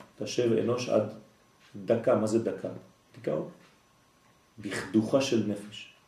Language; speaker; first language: Hebrew; non-native, fluent; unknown